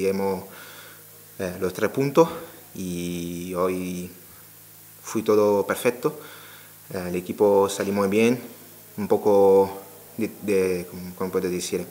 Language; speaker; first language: Spanish; non-native, learner; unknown